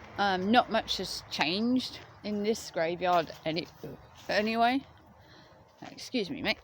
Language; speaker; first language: English; native; English